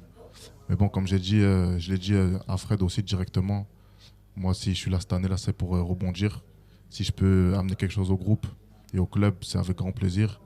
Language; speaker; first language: French; native; French